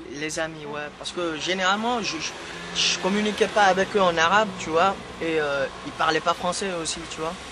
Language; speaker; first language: French; non-native, local second language; Fula